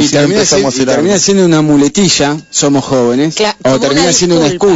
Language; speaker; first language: Spanish; native; Spanish